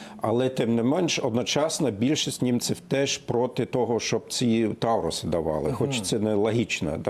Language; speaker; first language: Ukrainian; non-native, fluent; German